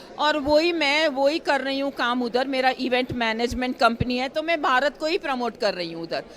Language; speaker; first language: Hindi; non-native, local second language; Gujarati